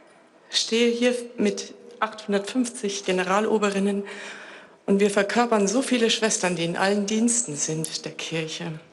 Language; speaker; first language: German; non-native, fluent; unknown